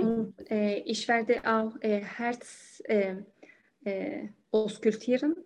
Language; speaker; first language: German; non-native, learner; Turkish